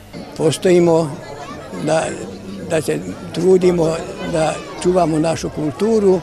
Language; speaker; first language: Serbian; non-native, local second language; Hungarian